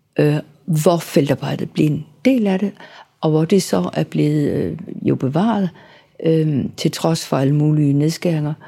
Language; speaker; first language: Danish; native; Danish